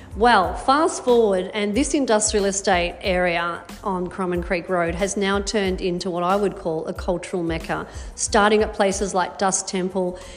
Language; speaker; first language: English; native; English